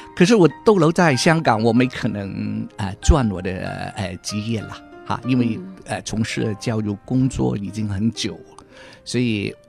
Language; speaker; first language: Chinese; non-native, local second language; Cantonese